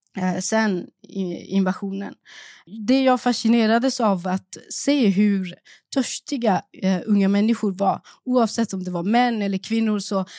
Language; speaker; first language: Swedish; early bilingual, other home language; Persian